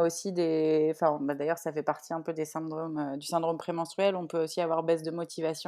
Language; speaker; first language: French; native; French